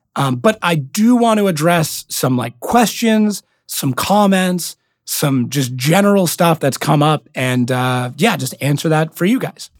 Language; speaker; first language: English; native; English